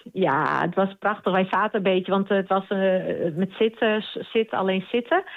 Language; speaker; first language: Dutch; non-native, local second language; Western Frisian